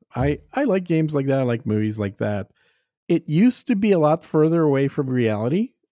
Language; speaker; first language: English; native; English